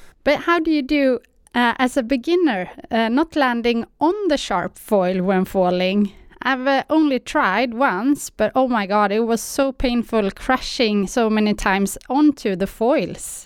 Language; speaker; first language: English; non-native, fluent; Swedish